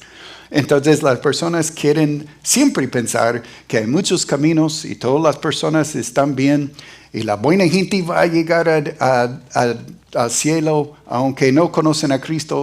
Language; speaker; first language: Spanish; non-native, fluent; English